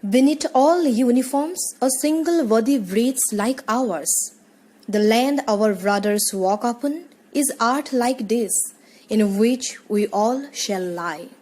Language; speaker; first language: English; non-native, local second language; Assamese